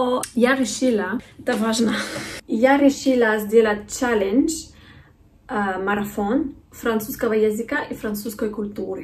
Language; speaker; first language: Russian; non-native, fluent; French